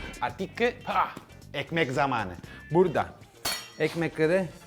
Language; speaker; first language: Turkish; non-native, learner; Italian